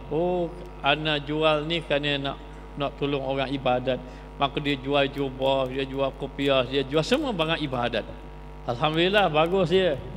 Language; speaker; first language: Malay; native; Malay